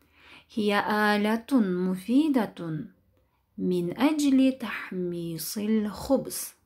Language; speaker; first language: Arabic; non-native, fluent; Kyrgyz